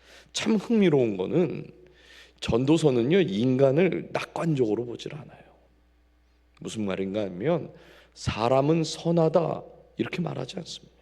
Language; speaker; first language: Korean; native; Korean